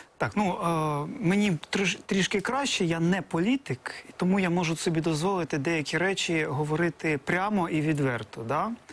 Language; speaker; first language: Ukrainian; native; Ukrainian